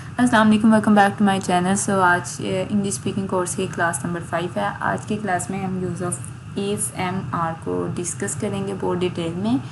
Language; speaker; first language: Urdu; native; Urdu